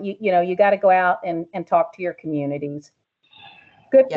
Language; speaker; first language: English; native; English